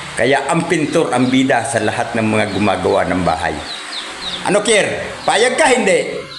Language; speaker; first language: Filipino; non-native, local second language; Cebuano